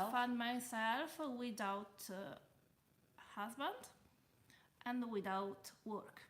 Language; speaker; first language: English; non-native, learner; Italian